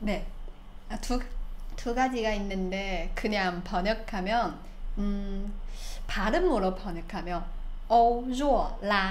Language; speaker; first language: Korean; non-native, fluent; Chinese